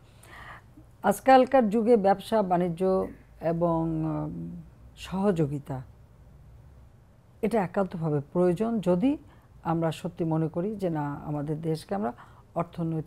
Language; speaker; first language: Bangla; native; Bangla